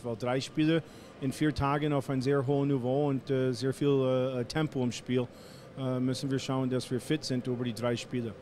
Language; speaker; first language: German; non-native, fluent; English